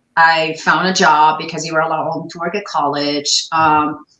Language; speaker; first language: English; non-native, fluent; Arabic